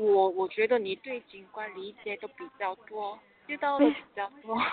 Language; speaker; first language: Chinese; non-native, learner; Korean